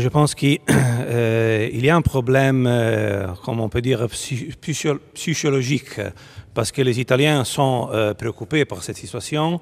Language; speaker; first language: French; non-native, fluent; Italian